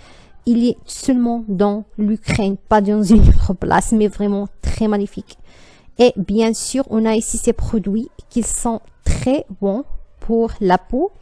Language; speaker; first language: French; non-native, learner; Arabic